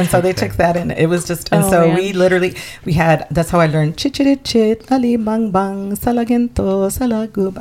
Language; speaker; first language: English; early bilingual, other home language; Spanish